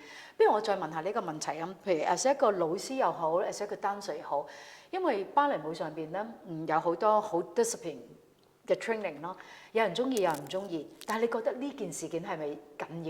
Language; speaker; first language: Cantonese; native; Cantonese